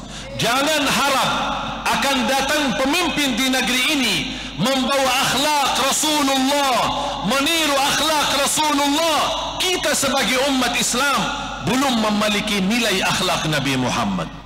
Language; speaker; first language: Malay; non-native, fluent; Arabic